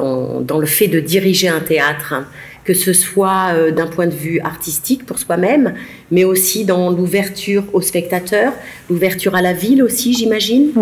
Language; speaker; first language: French; native; French